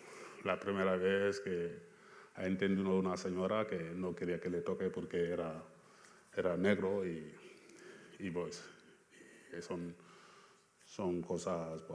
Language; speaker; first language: Spanish; non-native, fluent; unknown